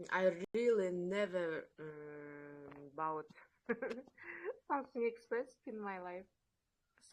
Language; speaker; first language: English; non-native, learner; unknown